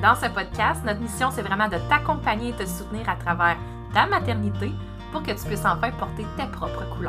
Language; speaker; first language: French; native; French